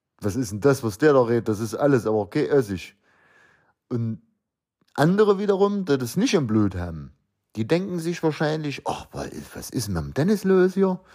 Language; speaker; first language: German; native; German